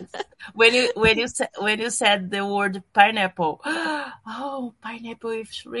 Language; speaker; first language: English; non-native, learner; Portuguese